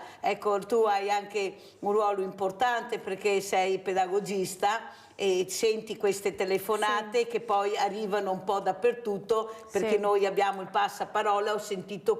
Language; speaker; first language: Italian; native; Italian